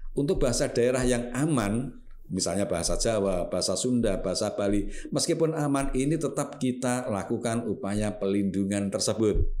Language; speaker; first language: Indonesian; non-native, local second language; Javanese